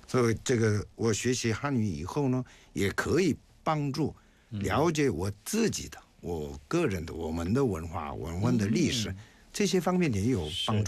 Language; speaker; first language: Chinese; non-native, fluent; Korean